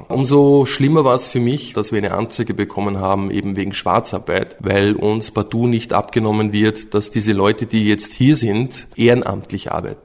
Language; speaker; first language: German; native; German